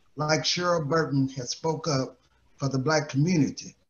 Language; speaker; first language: English; native; English